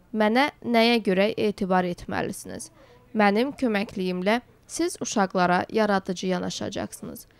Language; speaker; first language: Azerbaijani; non-native, local second language; Georgian